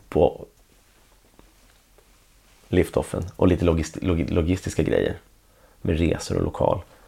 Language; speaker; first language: Swedish; native; Swedish